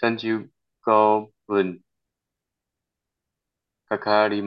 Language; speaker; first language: Japanese; non-native, learner; Chinese